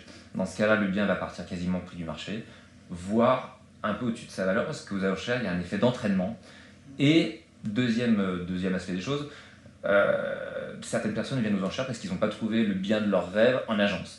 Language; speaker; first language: French; native; French